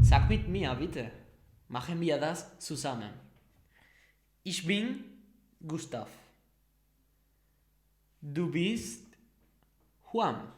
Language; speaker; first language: German; non-native, learner; Spanish